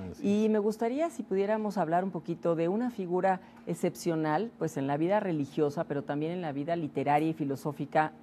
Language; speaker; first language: Spanish; native; Spanish